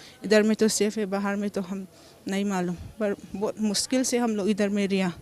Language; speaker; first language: Hindi; non-native, local second language; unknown